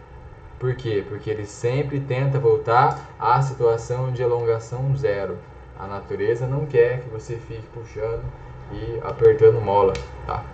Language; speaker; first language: Portuguese; native; Portuguese